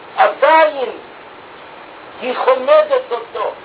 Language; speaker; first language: Hebrew; non-native, fluent; Russian